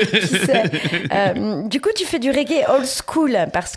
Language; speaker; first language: French; native; French